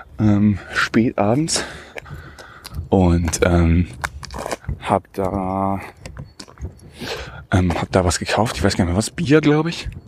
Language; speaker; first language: German; native; German